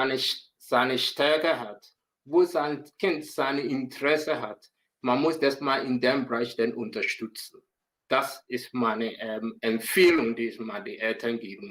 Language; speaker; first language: German; non-native, learner; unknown